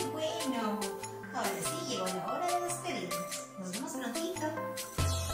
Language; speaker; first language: Spanish; native; Spanish